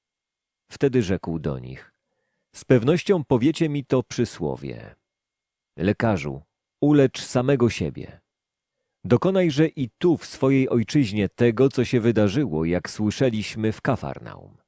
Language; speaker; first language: Polish; native; Polish